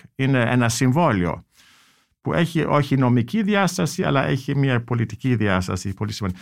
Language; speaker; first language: Greek; non-native, fluent; German